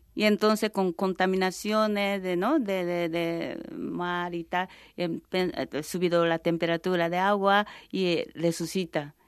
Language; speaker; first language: Spanish; non-native, fluent; Japanese